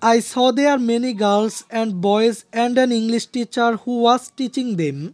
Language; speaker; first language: English; non-native, local second language; Bangla